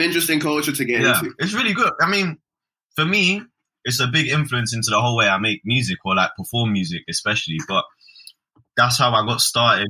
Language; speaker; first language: English; native; English